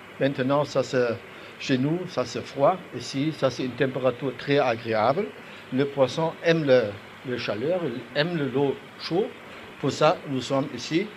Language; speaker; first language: French; non-native, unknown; German